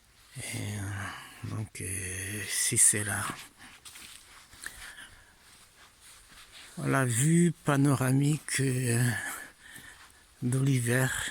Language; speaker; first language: French; non-native, fluent; Italian